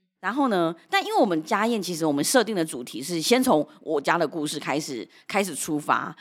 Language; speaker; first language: Chinese; early bilingual, heritage; Chinese